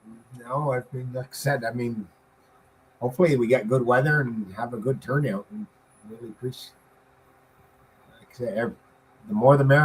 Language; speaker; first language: English; native; English